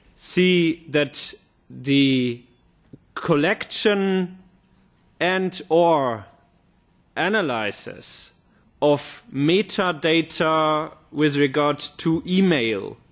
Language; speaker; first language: English; non-native, fluent; German